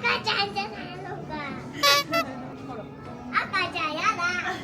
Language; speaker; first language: Japanese; early bilingual, other home language; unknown